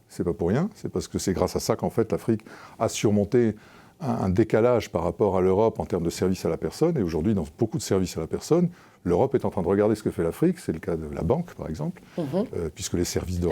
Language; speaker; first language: French; native; French